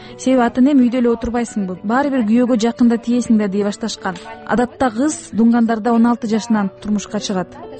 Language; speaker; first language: Kyrgyz; non-native, local second language; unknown